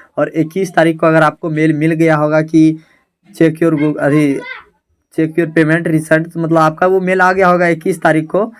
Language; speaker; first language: Hindi; native; Hindi